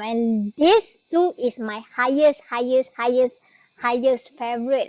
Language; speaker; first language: English; non-native, local second language; Malay